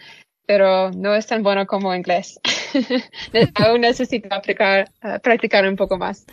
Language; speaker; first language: Spanish; non-native, learner; English